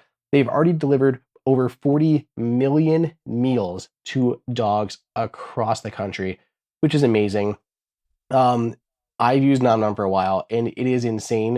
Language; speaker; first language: English; native; English